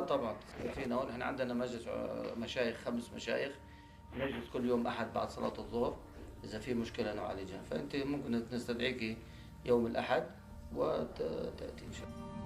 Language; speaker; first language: Arabic; native; Arabic